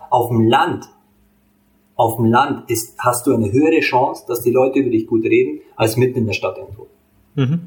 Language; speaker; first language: German; early bilingual, other home language; Hungarian